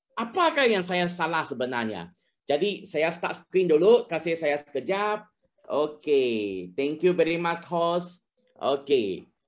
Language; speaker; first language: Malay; non-native, local second language; Chinese